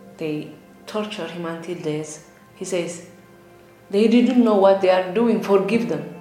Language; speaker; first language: English; non-native, learner; Tigrinya